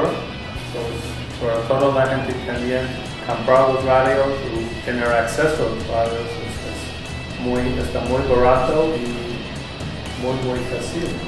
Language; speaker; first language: Spanish; non-native, fluent; English